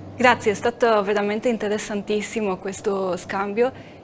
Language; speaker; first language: Italian; native; Italian